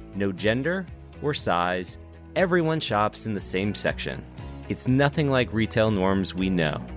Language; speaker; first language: English; native; English